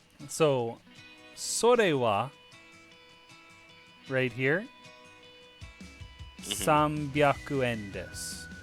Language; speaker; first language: Japanese; non-native, fluent; English